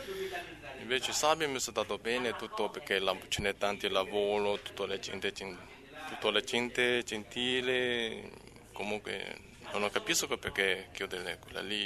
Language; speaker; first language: Italian; non-native, learner; Chinese